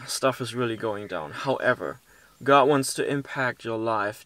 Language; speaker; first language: English; early bilingual, heritage; German